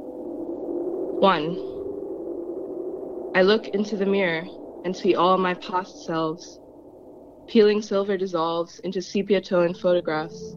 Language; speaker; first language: English; non-native, local second language; Filipino